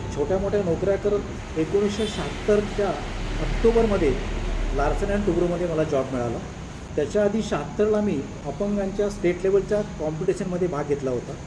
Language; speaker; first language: Marathi; native; Marathi